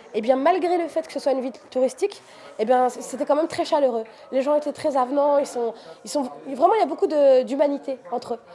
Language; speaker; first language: French; native; French